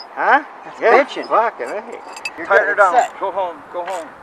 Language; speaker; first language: English; non-native, fluent; German